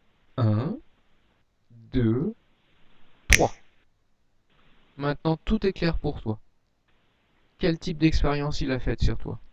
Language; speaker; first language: French; native; French